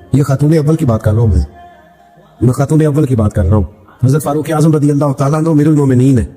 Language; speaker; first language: Urdu; non-native, local second language; Punjabi